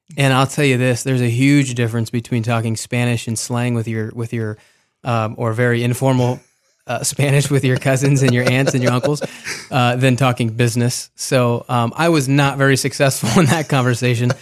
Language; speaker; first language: English; early bilingual, other home language; Spanish